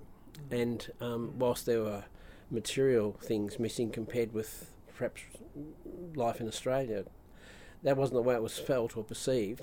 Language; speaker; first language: English; native; English